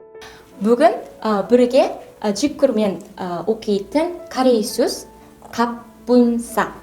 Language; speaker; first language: Kazakh; non-native, learner; Korean